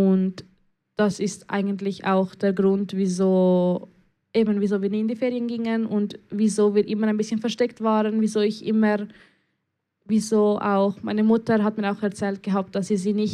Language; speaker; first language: German; early bilingual, other home language; Spanish